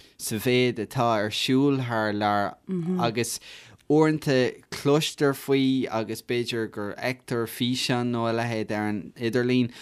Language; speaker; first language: Irish; native; Irish